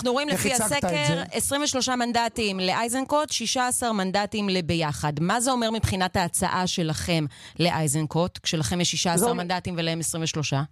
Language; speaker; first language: Hebrew; native; Hebrew